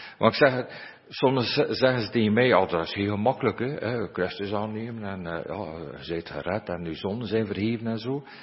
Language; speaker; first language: Dutch; native; Dutch